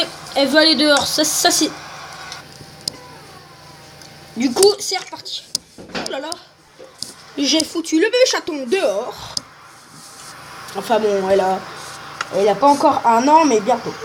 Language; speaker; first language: French; native; French